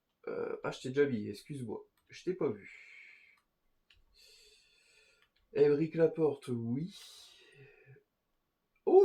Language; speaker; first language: French; native; French